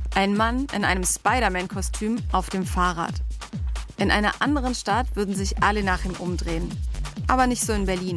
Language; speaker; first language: German; native; German